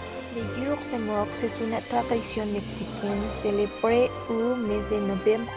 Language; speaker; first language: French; non-native, learner; Spanish